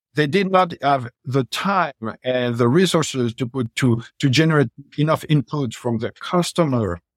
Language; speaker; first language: English; non-native, fluent; French